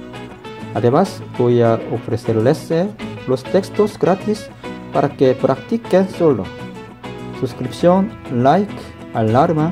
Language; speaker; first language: Spanish; non-native, learner; Korean